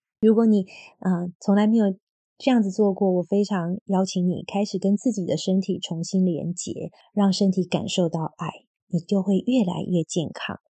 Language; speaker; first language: Chinese; native; Chinese